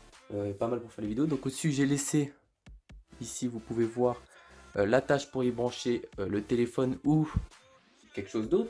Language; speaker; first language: French; native; French